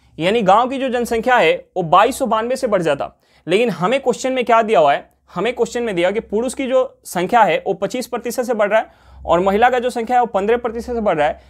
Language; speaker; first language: Hindi; native; Hindi